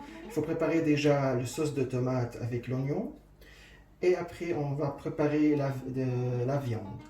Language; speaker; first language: French; non-native, fluent; Arabic